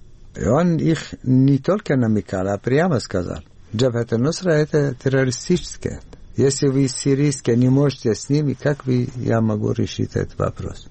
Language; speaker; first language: Russian; non-native, learner; Arabic